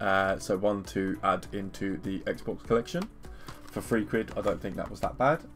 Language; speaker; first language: English; native; English